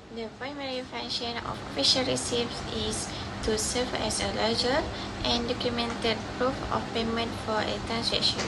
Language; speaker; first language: English; non-native, local second language; Malay